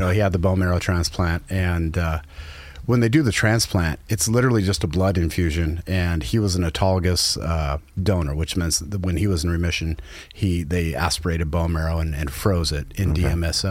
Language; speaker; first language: English; native; English